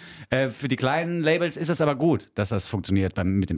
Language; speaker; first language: German; native; German